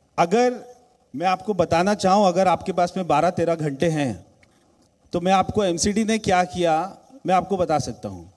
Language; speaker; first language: Hindi; native; Hindi